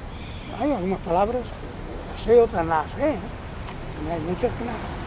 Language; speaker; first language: Portuguese; non-native, local second language; Spanish